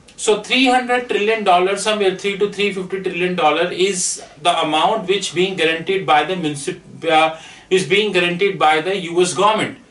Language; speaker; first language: English; non-native, local second language; Hindi